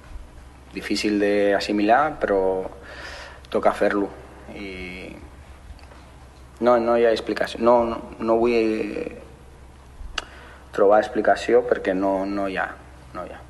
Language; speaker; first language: Catalan; non-native, local second language; Spanish